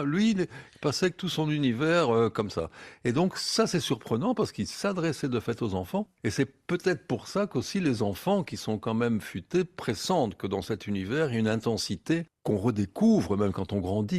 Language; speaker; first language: French; native; French